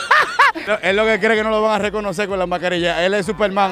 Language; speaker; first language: Spanish; native; Spanish